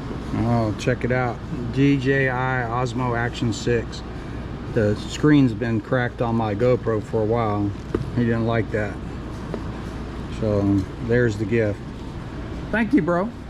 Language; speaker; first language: English; native; English